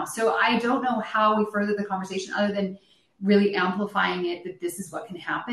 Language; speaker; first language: English; native; English